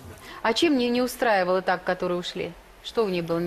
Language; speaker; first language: Russian; native; Russian